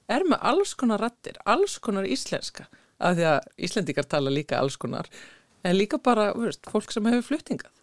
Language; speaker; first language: Icelandic; native; Icelandic